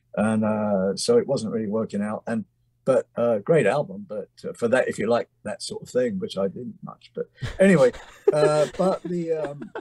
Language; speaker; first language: English; native; English